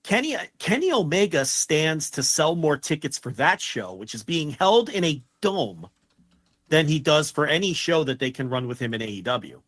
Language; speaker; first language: English; native; English